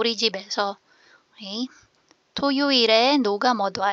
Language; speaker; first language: Korean; non-native, fluent; Filipino